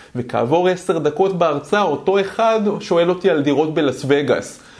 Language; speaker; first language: Hebrew; native; Hebrew